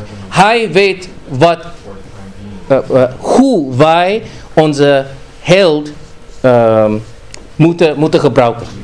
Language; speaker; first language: Dutch; non-native, fluent; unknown